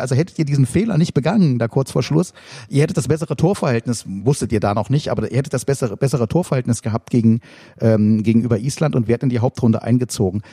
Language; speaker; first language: German; native; German